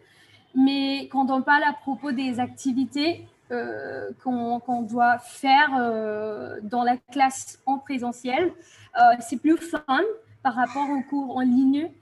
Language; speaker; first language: French; non-native, fluent; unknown